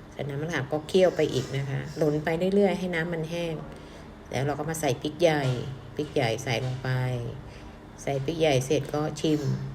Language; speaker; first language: Thai; native; Thai